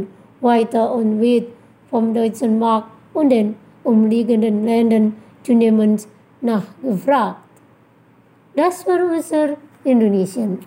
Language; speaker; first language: German; non-native, fluent; Indonesian